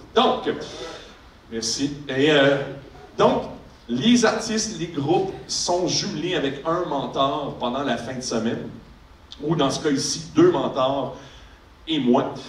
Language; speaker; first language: French; native; French